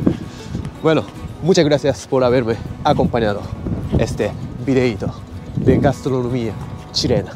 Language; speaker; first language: Spanish; non-native, learner; Japanese